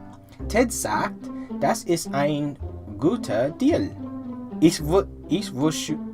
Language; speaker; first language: German; non-native, learner; English